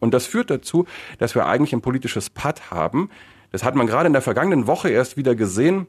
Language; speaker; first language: German; native; German